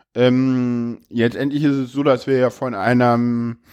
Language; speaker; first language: German; native; German